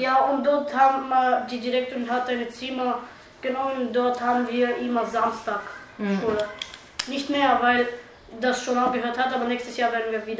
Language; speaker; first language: German; early bilingual, other home language; Bulgarian